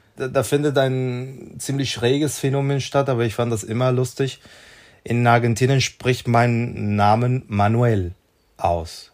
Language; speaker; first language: German; non-native, fluent; Spanish